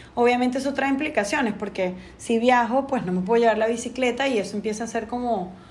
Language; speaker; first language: Spanish; native; Spanish